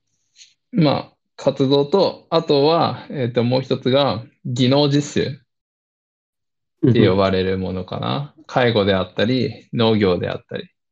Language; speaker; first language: Japanese; early bilingual, other home language; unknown